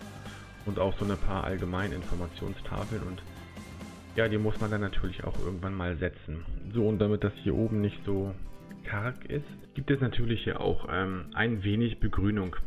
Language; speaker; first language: German; native; German